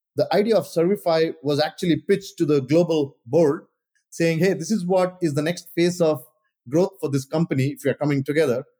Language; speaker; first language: English; non-native, local second language; Kannada